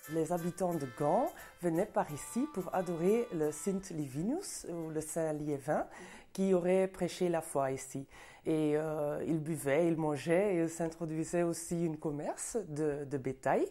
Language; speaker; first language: French; non-native, local second language; Dutch